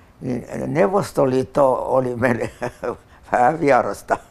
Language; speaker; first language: Finnish; non-native, local second language; Tatar